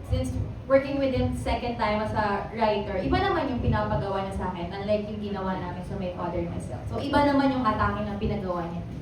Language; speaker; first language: Filipino; native; Filipino